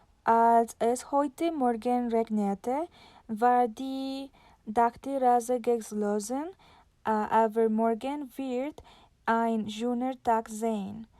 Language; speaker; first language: German; non-native, learner; Spanish